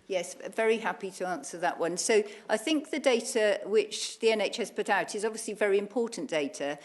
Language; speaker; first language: English; native; English